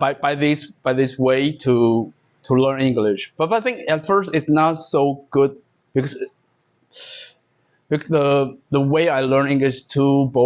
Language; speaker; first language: English; non-native, learner; Chinese